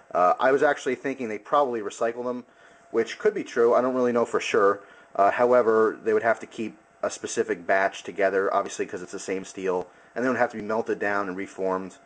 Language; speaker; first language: English; native; English